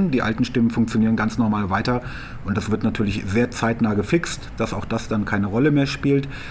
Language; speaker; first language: German; native; German